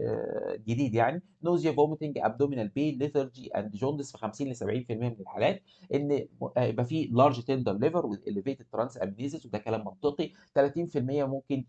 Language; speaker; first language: Arabic; native; Arabic